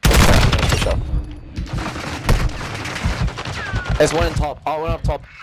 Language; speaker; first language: English; native; English